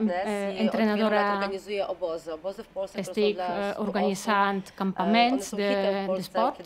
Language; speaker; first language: Catalan; non-native, learner; Polish